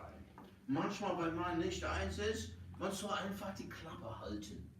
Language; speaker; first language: German; non-native, fluent; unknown